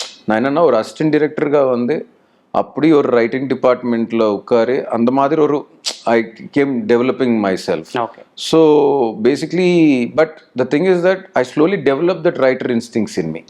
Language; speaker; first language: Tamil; non-native, learner; Telugu